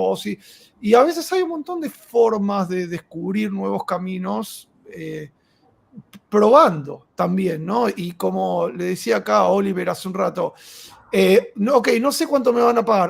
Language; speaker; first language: Spanish; native; Spanish